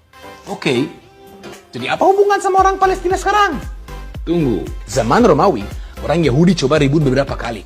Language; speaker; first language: Indonesian; non-native, fluent; Hebrew